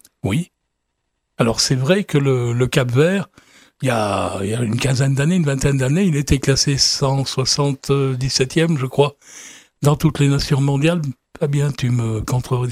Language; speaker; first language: French; native; French